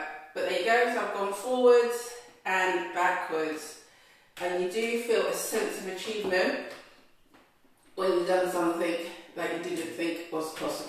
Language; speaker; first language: English; native; English